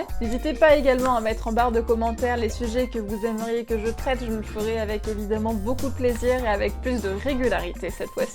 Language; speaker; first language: French; native; French